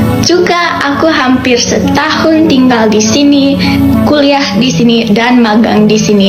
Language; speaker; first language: Indonesian; non-native, fluent; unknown